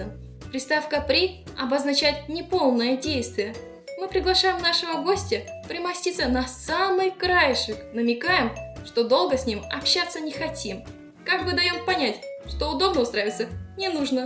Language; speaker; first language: Russian; native; Russian